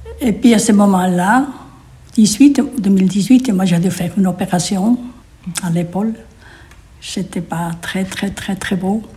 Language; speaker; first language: French; non-native, fluent; Spanish